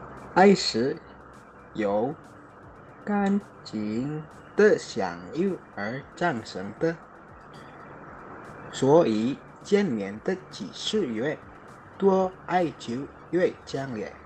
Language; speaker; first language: Chinese; non-native, learner; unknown